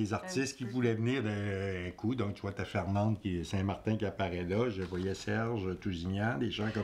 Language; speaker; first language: French; native; French